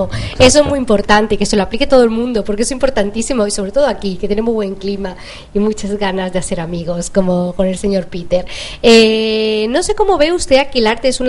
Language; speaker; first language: Spanish; native; Spanish